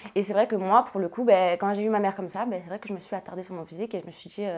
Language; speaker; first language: French; native; French